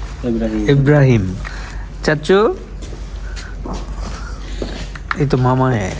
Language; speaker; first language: Hindi; non-native, learner; Bangla